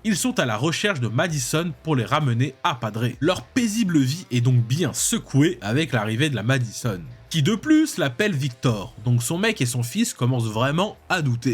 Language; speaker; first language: French; native; French